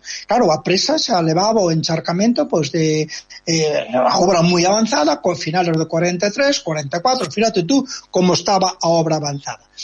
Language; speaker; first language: Spanish; non-native, local second language; Galician